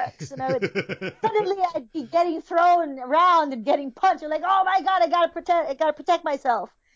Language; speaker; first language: English; non-native, local second language; Filipino